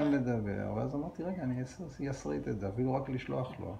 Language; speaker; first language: Hebrew; native; Hebrew